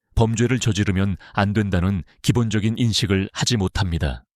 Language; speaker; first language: Korean; non-native, fluent; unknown